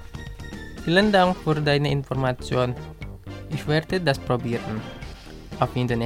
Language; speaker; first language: German; non-native, learner; Indonesian